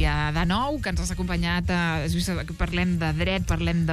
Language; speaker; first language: Catalan; native; Catalan